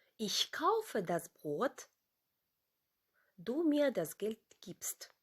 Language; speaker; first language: German; non-native, fluent; Ukrainian